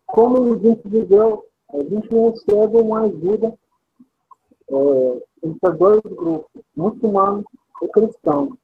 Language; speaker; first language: Portuguese; non-native, fluent; Arabic